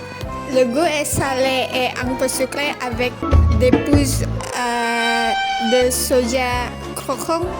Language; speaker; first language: French; non-native, learner; Indonesian